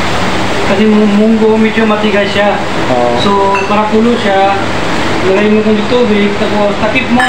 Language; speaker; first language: Filipino; non-native, learner; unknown